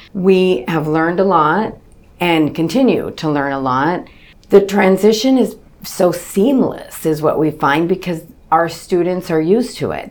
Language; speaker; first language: English; early bilingual, other home language; Spanish